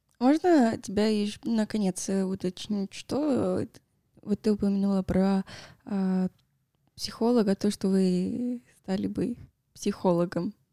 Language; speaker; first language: Russian; non-native, fluent; Spanish